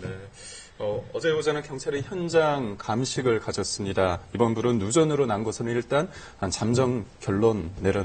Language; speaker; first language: Korean; native; Korean